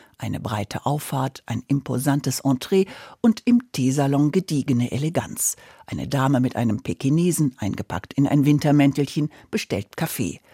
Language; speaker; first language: German; native; German